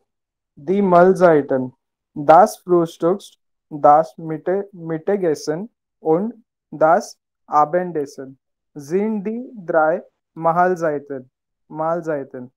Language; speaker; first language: German; non-native, learner; Marathi